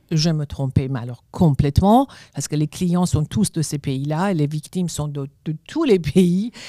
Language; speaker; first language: French; non-native, fluent; Persian